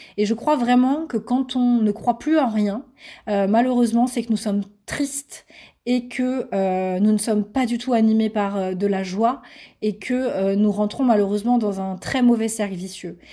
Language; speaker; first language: French; native; French